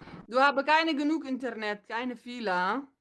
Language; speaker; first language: German; non-native, learner; Somali